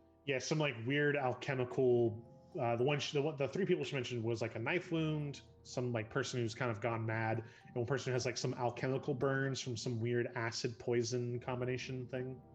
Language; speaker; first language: English; native; English